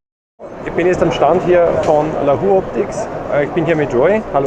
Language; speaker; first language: German; native; German